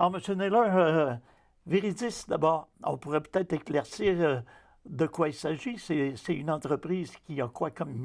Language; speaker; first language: French; native; French